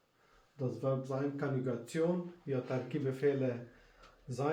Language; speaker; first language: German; non-native, learner; Persian